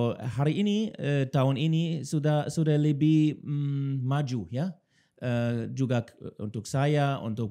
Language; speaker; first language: Indonesian; non-native, learner; German